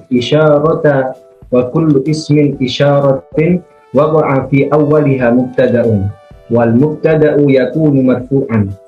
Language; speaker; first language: Arabic; non-native, learner; Indonesian